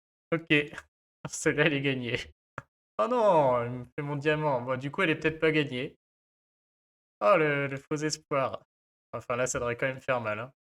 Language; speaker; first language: French; native; French